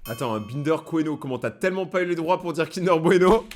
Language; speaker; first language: French; native; French